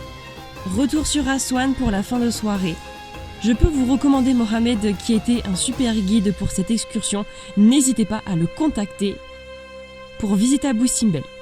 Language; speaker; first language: French; native; French